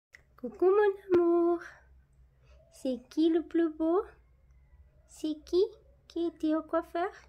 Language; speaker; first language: French; non-native, fluent; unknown